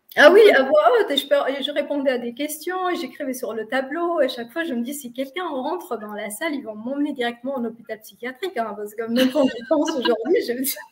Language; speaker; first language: French; non-native, local second language; Arabic